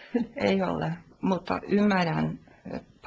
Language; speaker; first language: Finnish; non-native, learner; Norwegian